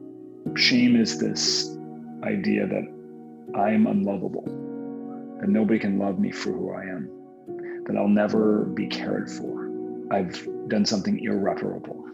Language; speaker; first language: English; native; English